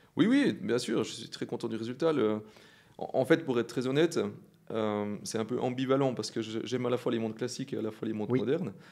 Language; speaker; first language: French; native; French